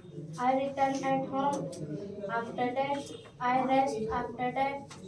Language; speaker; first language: English; non-native, learner; Hindi